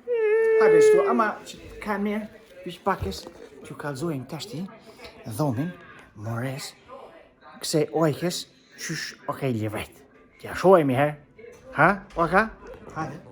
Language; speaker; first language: Albanian; native; Albanian